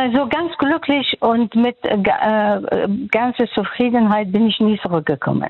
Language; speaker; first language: German; non-native, fluent; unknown